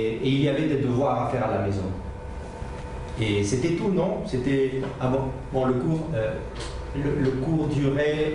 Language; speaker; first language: French; native; French